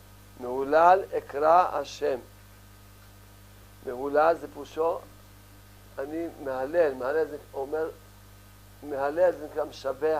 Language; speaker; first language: Hebrew; early bilingual, other home language; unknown